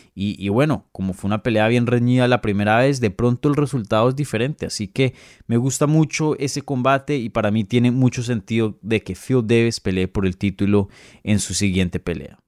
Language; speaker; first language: Spanish; native; Spanish